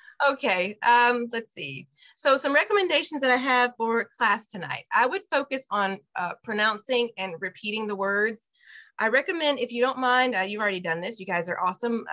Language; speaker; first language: English; native; English